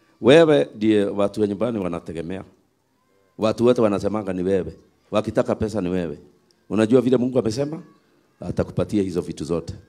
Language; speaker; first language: Swahili; non-native, local second language; Kikuyu